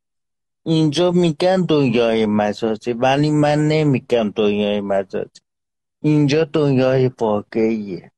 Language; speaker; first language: Persian; non-native, local second language; Azerbaijani